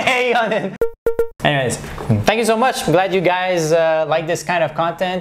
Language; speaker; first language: English; native; English